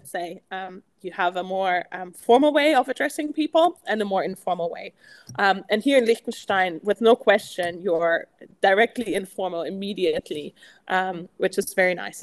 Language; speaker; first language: English; non-native, fluent; German